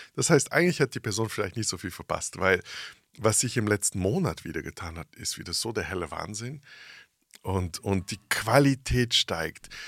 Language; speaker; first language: German; early bilingual, heritage; English